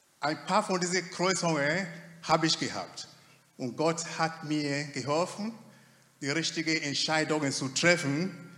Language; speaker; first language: German; non-native, fluent; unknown